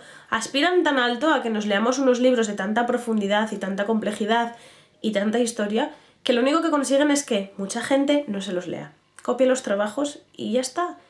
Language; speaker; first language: Spanish; native; Spanish